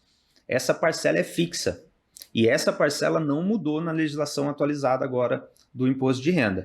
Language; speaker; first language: Portuguese; native; Portuguese